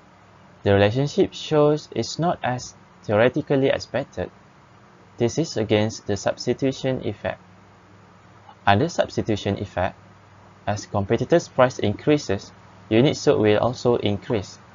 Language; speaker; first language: English; non-native, local second language; Malay